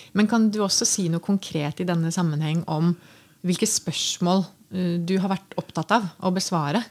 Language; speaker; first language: Norwegian; native; Norwegian